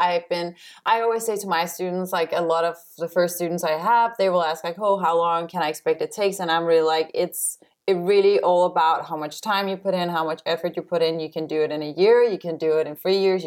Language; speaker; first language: English; non-native, fluent; Danish